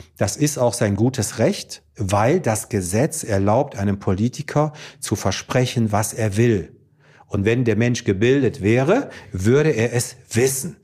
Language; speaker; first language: German; early bilingual, other home language; Greek